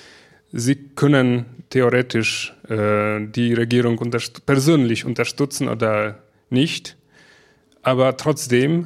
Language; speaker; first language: German; non-native, fluent; Polish